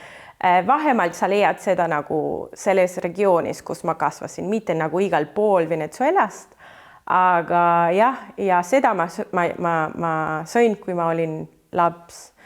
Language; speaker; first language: Estonian; non-native, fluent; Spanish